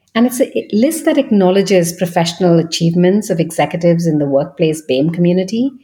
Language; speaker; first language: English; non-native, local second language; Bangla